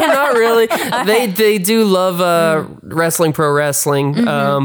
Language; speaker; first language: English; native; English